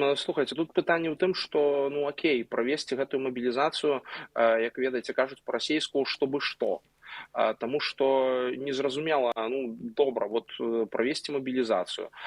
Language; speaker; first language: Belarusian; non-native, local second language; Russian